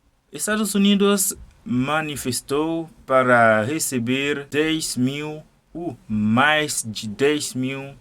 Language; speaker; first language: Portuguese; non-native, fluent; Haitian Creole